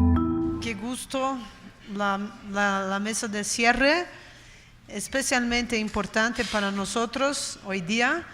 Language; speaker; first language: Spanish; non-native, fluent; Portuguese